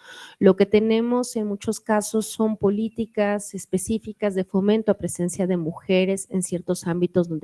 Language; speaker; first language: Spanish; native; Spanish